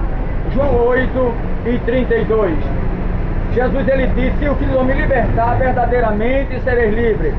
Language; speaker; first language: Portuguese; native; Portuguese